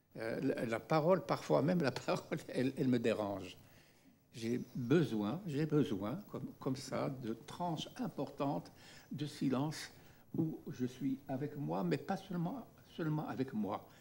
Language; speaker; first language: French; non-native, local second language; Arabic